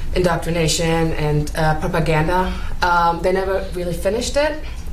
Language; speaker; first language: English; non-native, fluent; German